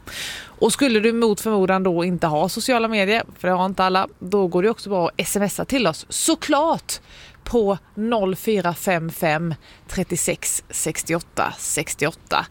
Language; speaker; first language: Swedish; native; Swedish